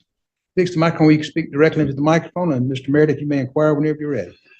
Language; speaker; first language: English; native; English